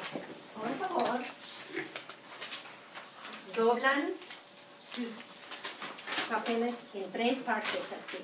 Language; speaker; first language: Spanish; non-native, fluent; English